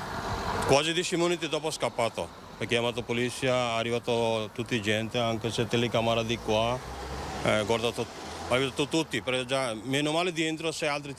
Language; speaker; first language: Italian; non-native, learner; Bangla